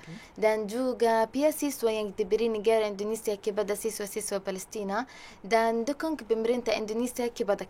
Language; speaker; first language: Indonesian; non-native, learner; Arabic